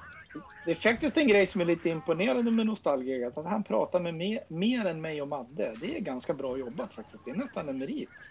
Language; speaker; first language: Swedish; native; Swedish